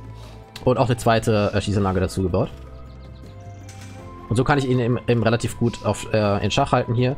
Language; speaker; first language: German; native; German